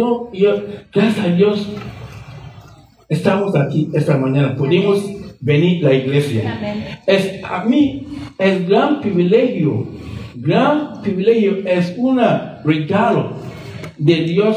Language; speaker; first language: Spanish; non-native, learner; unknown